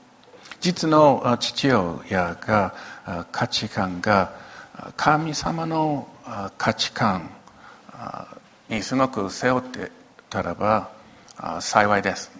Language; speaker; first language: Japanese; non-native, local second language; English